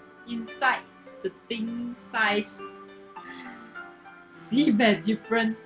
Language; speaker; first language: English; non-native, local second language; Chinese